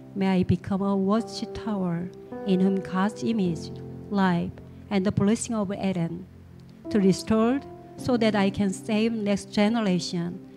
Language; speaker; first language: English; non-native, learner; Korean